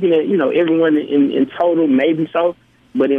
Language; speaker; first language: English; native; English